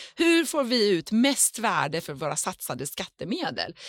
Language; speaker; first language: Swedish; non-native, fluent; Persian